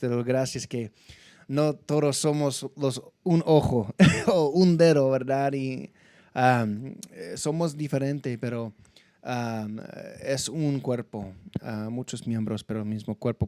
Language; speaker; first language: Spanish; non-native, fluent; English